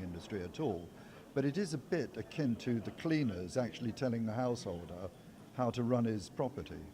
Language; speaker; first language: English; native; English